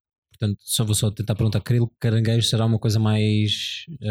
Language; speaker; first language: Portuguese; native; Portuguese